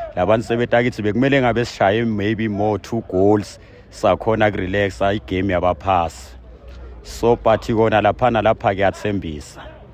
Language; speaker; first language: Zulu; non-native, local second language; Swati